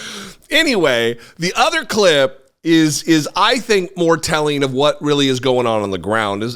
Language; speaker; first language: English; native; English